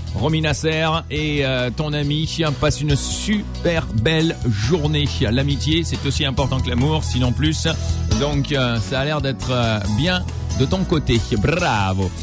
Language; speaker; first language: French; non-native, local second language; Arabic